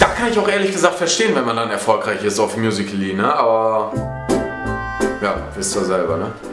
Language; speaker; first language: German; native; German